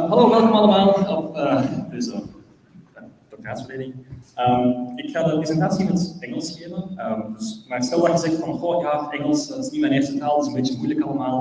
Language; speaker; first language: Dutch; native; Dutch